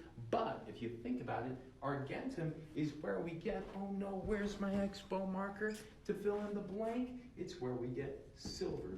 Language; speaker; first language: English; native; English